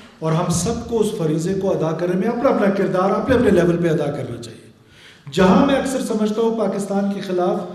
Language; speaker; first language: Urdu; non-native, local second language; Baluchi